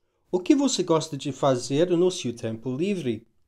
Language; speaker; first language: Portuguese; non-native, fluent; English